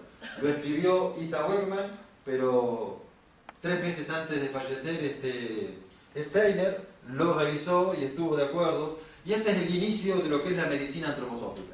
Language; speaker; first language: Spanish; native; Spanish